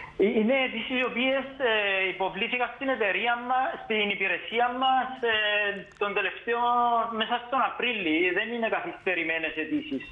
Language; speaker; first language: Greek; native; Greek